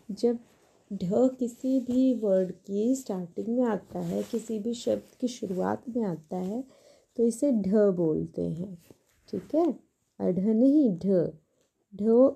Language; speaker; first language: Hindi; native; Hindi